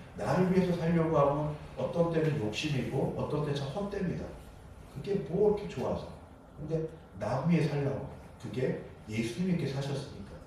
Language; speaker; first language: Korean; native; Korean